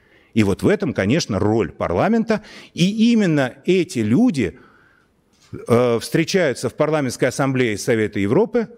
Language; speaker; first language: Russian; native; Russian